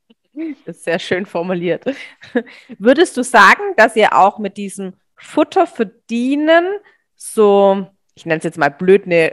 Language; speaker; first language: German; native; German